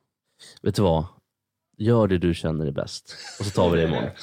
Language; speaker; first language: Swedish; native; Swedish